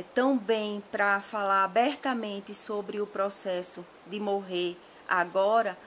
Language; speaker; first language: Portuguese; native; Portuguese